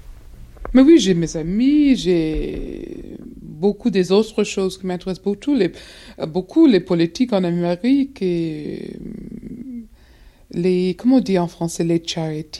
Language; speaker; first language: French; non-native, fluent; English